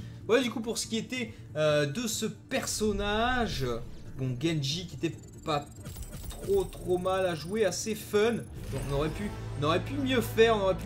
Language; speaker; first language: French; native; French